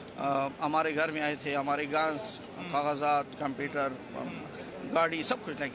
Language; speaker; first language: Hindi; non-native, fluent; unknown